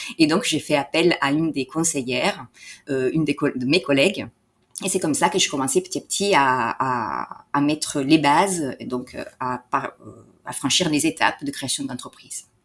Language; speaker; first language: French; non-native, fluent; Italian